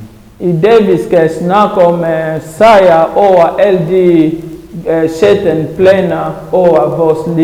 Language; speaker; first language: Danish; non-native, fluent; French